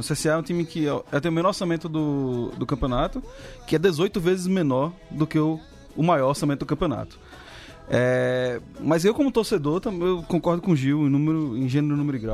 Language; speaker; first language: Portuguese; native; Portuguese